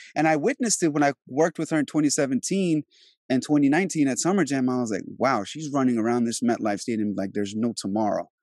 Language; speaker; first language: English; early bilingual, other home language; Albanian